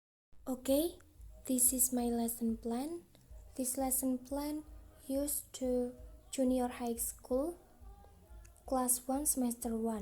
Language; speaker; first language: English; non-native, learner; Indonesian